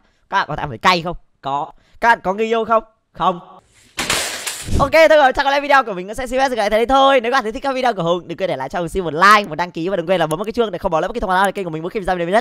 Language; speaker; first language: Vietnamese; native; Vietnamese